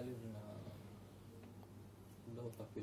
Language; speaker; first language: English; non-native, learner; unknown